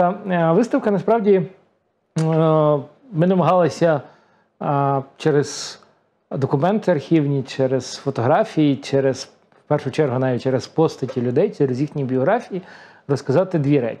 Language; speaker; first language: Ukrainian; native; Ukrainian